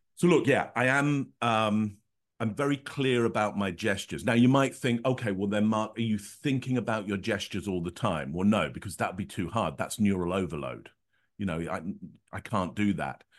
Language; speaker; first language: English; native; English